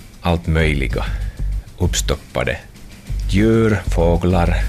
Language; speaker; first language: Swedish; non-native, local second language; Finnish